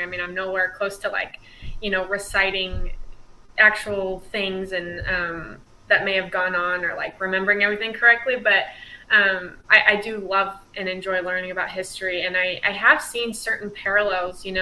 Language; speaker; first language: English; native; English